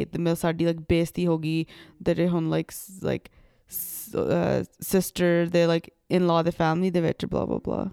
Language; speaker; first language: English; early bilingual, other home language; Punjabi